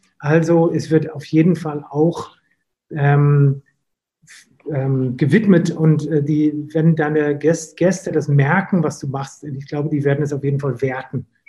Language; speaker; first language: German; non-native, fluent; English